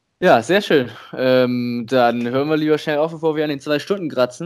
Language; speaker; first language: German; native; German